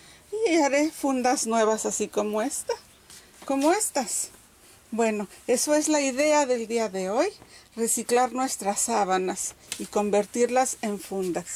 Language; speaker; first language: Spanish; native; Spanish